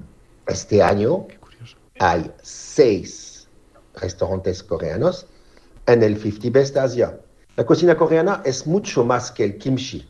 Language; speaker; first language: Spanish; non-native, fluent; French